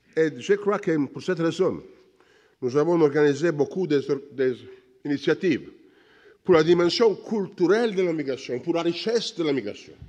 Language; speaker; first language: French; non-native, learner; Sicilian